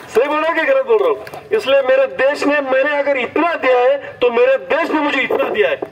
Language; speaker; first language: Hindi; non-native, local second language; Marathi